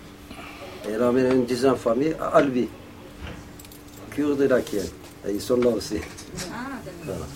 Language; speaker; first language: French; non-native, learner; Kurdish